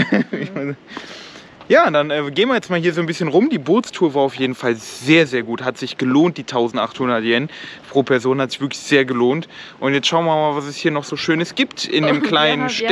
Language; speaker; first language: German; native; German